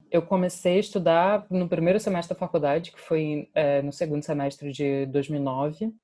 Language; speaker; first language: Portuguese; non-native, fluent; English